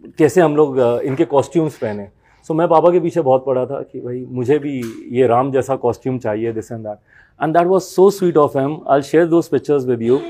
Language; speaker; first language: Hindi; native; Hindi